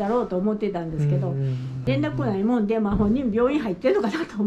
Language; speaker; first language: Japanese; native; Japanese